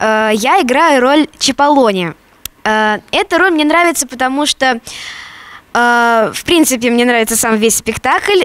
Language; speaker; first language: Russian; native; Russian